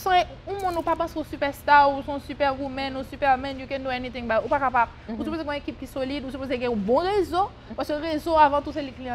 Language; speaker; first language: French; non-native, local second language; Haitian Creole